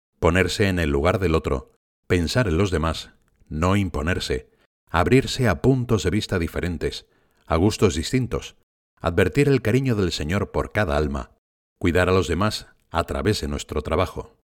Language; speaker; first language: Spanish; native; Spanish